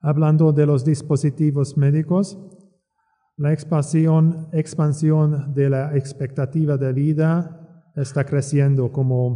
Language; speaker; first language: Spanish; non-native, fluent; Hungarian